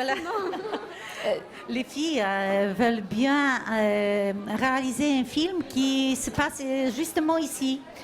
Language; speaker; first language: French; non-native, fluent; Polish